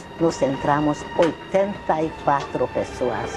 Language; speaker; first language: Portuguese; non-native, fluent; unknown